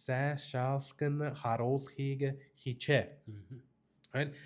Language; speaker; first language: Mongolian; non-native, learner; English